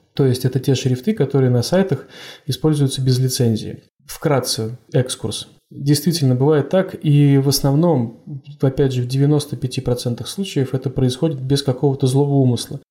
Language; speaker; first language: Russian; native; Russian